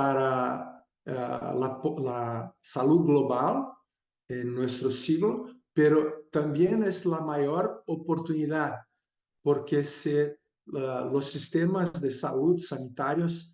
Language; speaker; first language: Spanish; non-native, fluent; Portuguese